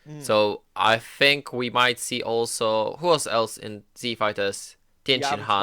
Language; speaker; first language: English; native; English